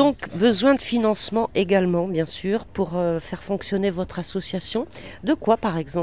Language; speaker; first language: French; native; French